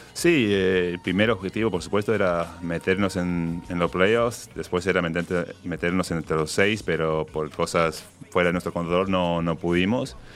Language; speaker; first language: Spanish; early bilingual, heritage; Spanish